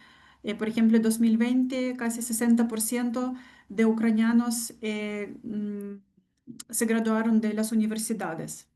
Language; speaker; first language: Spanish; non-native, fluent; Ukrainian